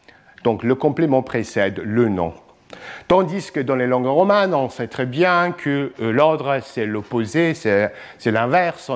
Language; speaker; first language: French; non-native, fluent; English